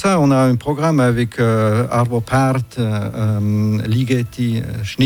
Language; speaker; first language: French; non-native, fluent; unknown